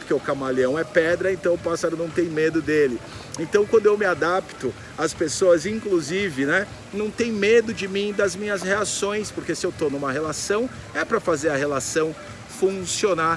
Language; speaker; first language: Portuguese; native; Portuguese